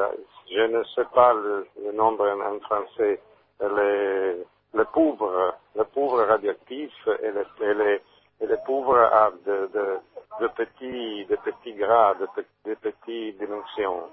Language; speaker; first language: French; non-native, learner; Italian